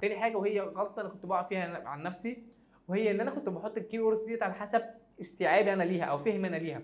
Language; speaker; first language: Arabic; native; Arabic